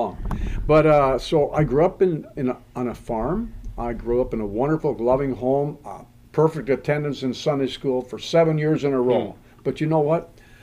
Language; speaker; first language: English; native; English